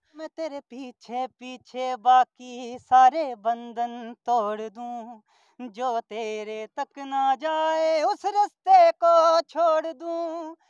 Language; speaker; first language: Hindi; native; Hindi